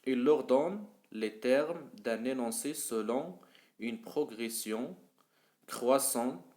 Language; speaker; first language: French; non-native, local second language; Arabic